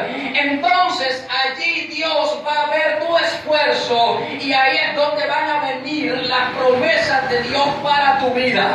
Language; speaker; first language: Spanish; native; Spanish